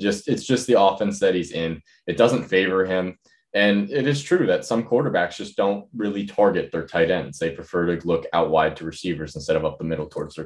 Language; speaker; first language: English; native; English